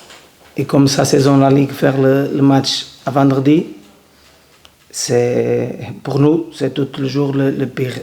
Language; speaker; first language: French; non-native, learner; Portuguese